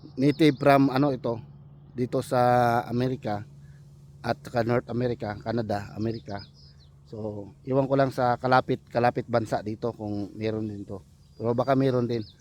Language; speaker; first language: Filipino; non-native, local second language; Cebuano